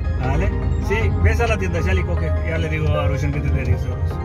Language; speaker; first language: Spanish; non-native, fluent; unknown